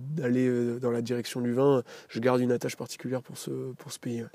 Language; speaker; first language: French; native; French